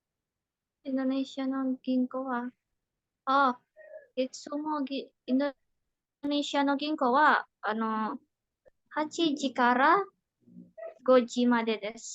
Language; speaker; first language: Japanese; non-native, learner; Indonesian